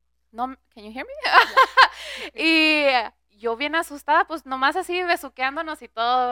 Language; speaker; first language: Spanish; early bilingual, heritage; Spanish